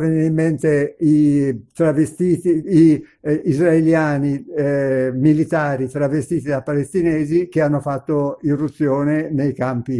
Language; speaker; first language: Italian; native; Italian